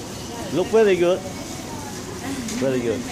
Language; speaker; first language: English; non-native, fluent; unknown